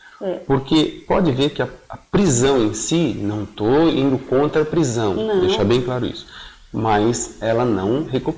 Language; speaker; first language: Portuguese; native; Portuguese